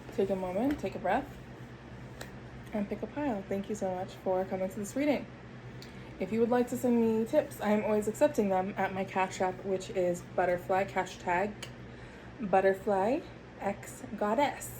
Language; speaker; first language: English; native; English